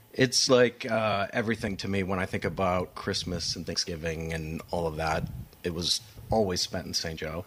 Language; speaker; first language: English; native; English